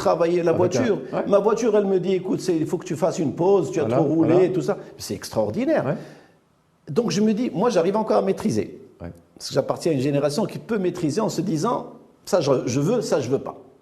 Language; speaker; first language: French; non-native, local second language; Arabic